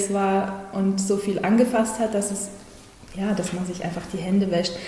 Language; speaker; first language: German; early bilingual, other home language; Russian